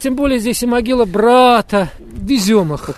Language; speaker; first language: Russian; native; Russian